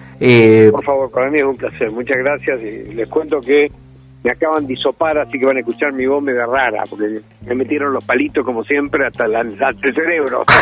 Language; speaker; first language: Spanish; native; Spanish